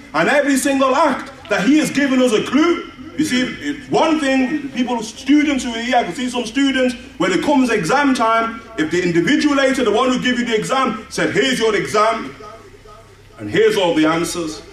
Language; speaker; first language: English; native; English